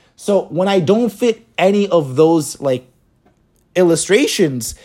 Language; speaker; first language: English; native; English